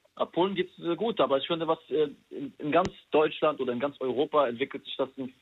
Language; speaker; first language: German; non-native, fluent; Polish